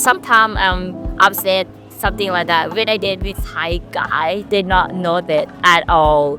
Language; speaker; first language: English; non-native, learner; Thai